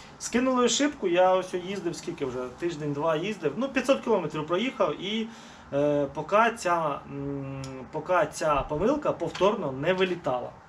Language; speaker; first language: Ukrainian; non-native, local second language; Russian